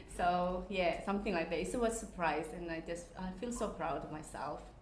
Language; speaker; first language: English; non-native, fluent; Indonesian